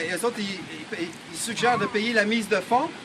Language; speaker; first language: French; native; French